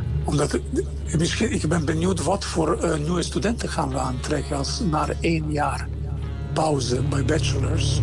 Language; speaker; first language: Dutch; non-native, fluent; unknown